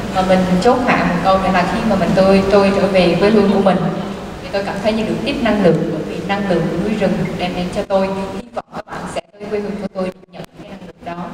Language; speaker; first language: Vietnamese; non-native, local second language; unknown